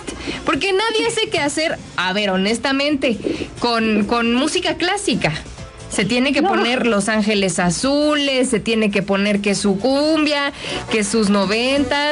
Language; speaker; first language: Spanish; native; Spanish